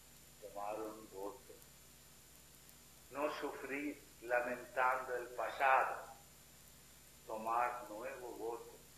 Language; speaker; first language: Spanish; non-native, fluent; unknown